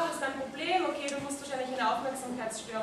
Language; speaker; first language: German; native; German